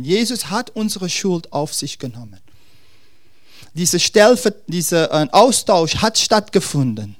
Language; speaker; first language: German; non-native, fluent; Dutch